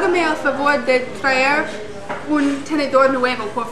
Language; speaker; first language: Spanish; non-native, learner; English